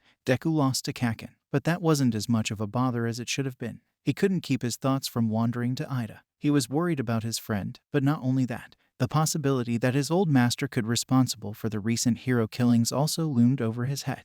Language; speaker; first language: English; native; English